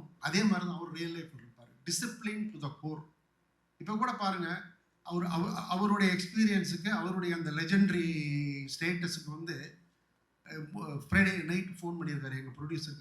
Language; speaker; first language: Tamil; native; Tamil